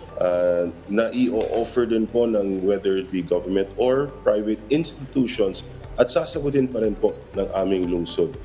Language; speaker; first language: Filipino; native; Filipino